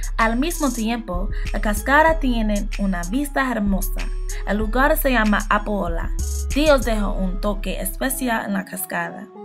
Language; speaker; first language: Spanish; non-native, learner; English